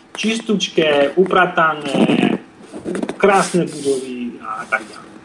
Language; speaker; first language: Slovak; non-native, fluent; Russian